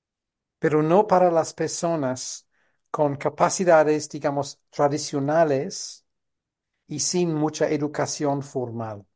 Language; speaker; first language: Spanish; non-native, fluent; English